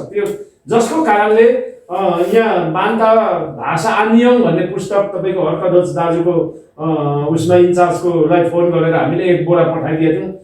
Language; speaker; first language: Nepali; non-native, local second language; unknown